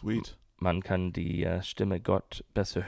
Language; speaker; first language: German; non-native, learner; English